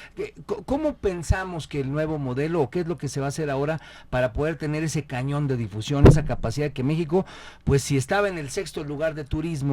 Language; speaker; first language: Spanish; native; Spanish